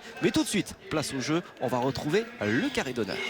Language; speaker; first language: French; native; French